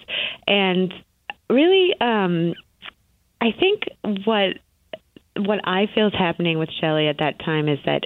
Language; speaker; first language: English; native; English